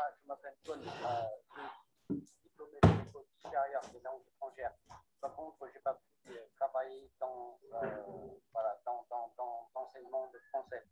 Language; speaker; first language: French; non-native, fluent; Vietnamese